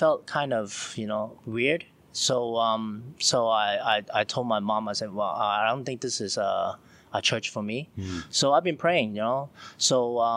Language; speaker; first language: English; non-native, local second language; Cantonese